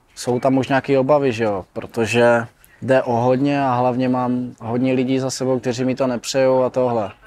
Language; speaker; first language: Czech; native; Czech